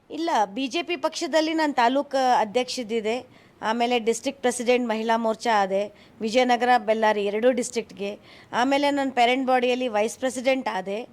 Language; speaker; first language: Kannada; non-native, local second language; Hindi